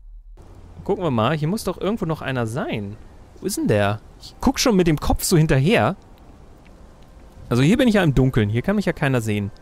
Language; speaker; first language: German; native; German